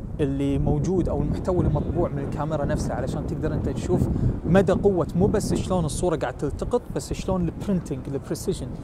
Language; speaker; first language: Arabic; native; Arabic